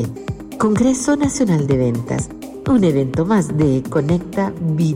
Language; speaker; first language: Spanish; native; Spanish